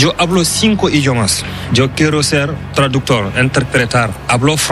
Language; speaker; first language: Spanish; non-native, learner; Fula